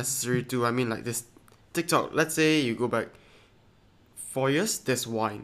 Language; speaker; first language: English; non-native, local second language; Chinese